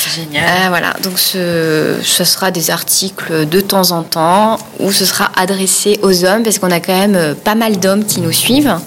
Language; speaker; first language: French; native; French